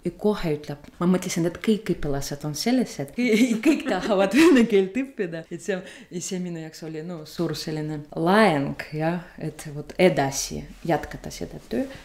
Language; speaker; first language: Estonian; non-native, learner; Russian